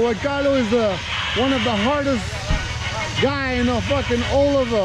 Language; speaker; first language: English; non-native, local second language; French